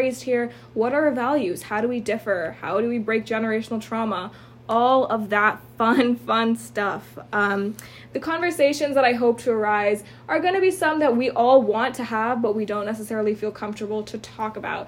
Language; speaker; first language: English; native; English